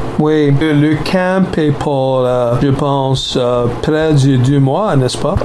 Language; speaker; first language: French; non-native, learner; English